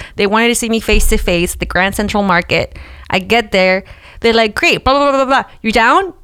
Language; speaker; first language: English; early bilingual, other home language; Spanish